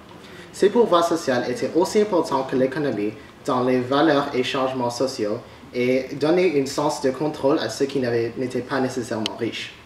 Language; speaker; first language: French; non-native, learner; English